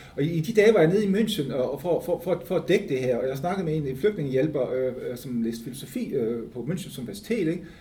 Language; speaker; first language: Danish; native; Danish